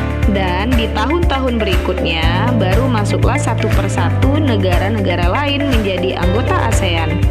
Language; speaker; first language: Indonesian; native; Indonesian